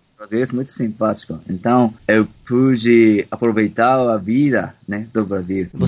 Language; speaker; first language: Portuguese; non-native, learner; Japanese